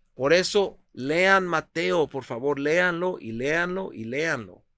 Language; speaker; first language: Spanish; native; Spanish